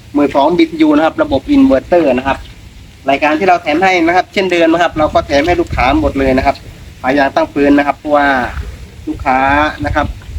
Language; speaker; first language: Thai; native; Thai